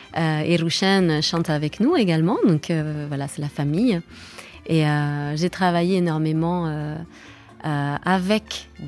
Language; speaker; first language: French; non-native, fluent; Catalan